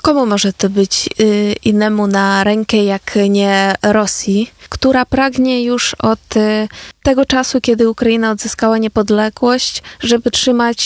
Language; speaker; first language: Polish; non-native, fluent; Ukrainian